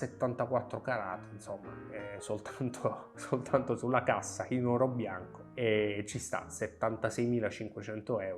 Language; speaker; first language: Italian; native; Italian